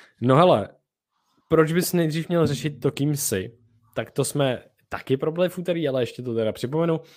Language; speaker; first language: Czech; native; Czech